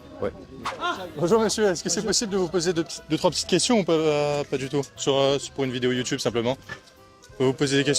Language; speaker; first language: French; native; French